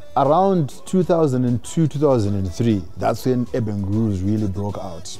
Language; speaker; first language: English; non-native, local second language; Shona